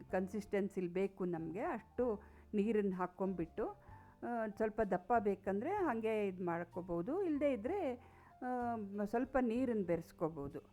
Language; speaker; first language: Kannada; non-native, local second language; Konkani